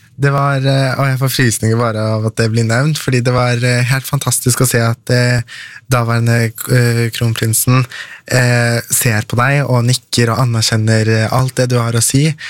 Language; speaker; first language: Norwegian; early bilingual, other home language; Persian